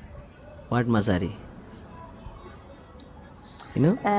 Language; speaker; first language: English; non-native, local second language; Nepali